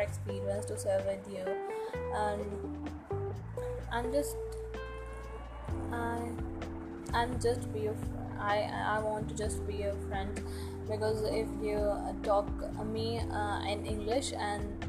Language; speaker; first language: English; non-native, local second language; Hindi